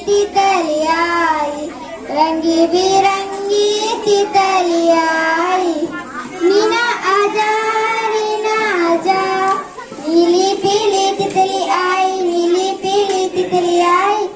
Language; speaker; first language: Hindi; non-native, local second language; Telugu